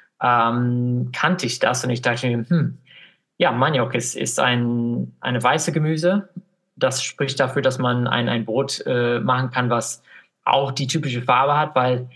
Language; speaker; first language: German; non-native, fluent; English